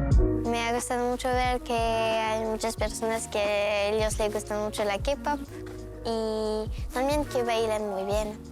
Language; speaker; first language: Spanish; non-native, learner; French